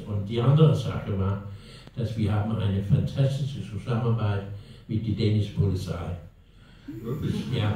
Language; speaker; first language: German; non-native, learner; Danish